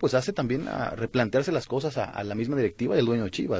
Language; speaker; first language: Spanish; native; Spanish